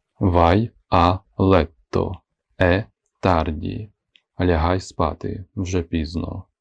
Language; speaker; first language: Italian; non-native, learner; Ukrainian